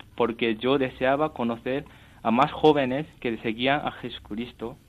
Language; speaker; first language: Spanish; non-native, fluent; Japanese